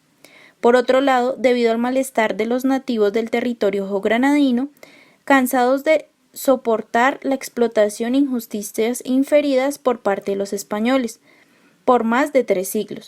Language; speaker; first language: Spanish; native; Spanish